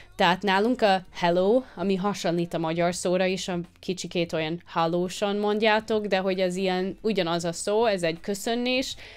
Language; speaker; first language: Hungarian; non-native, fluent; English